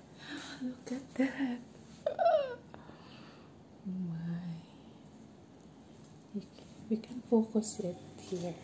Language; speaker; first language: English; non-native, local second language; Filipino